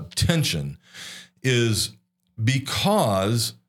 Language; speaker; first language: English; native; English